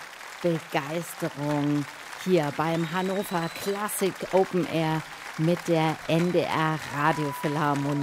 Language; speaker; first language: German; native; German